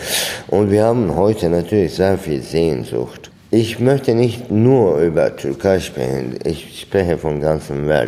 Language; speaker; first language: German; non-native, fluent; Turkish